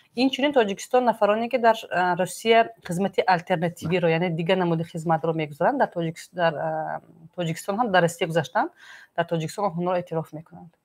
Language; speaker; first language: Tajik; native; Tajik